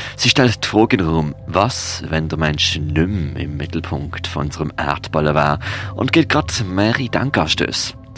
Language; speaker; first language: German; native; German